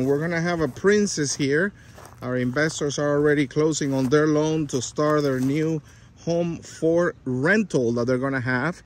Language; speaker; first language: English; non-native, fluent; Spanish